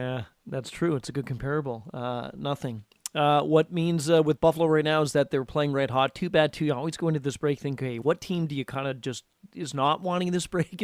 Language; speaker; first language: English; native; English